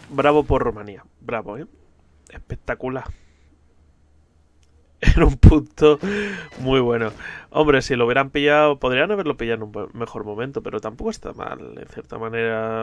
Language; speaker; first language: Spanish; native; Spanish